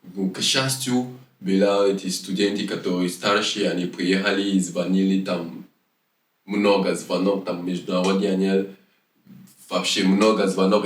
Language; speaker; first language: Russian; non-native, fluent; French